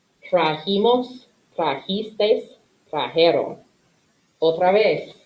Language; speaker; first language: Spanish; non-native, fluent; English